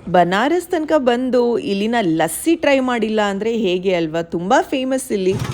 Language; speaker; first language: Kannada; native; Kannada